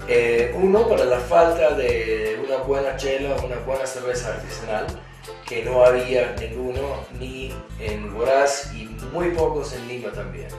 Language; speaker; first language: Spanish; non-native, fluent; English